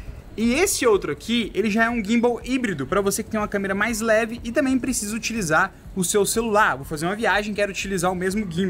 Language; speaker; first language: Portuguese; native; Portuguese